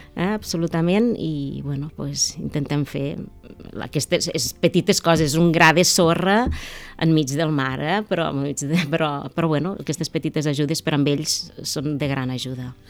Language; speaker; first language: Catalan; native; Catalan